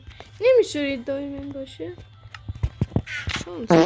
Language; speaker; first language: Persian; native; Persian